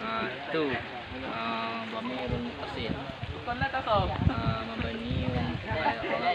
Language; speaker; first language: Arabic; non-native, learner; Indonesian